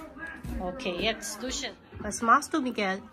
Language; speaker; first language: German; non-native, learner; Filipino